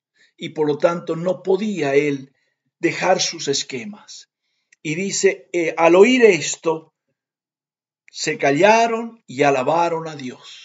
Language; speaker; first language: Spanish; native; Spanish